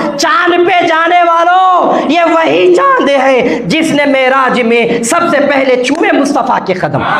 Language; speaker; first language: Urdu; native; Urdu